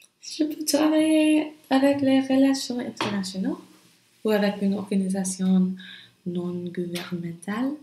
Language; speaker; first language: French; non-native, learner; English